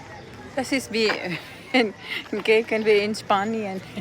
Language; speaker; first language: German; non-native, learner; Cebuano